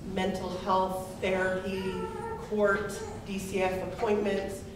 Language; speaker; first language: English; native; English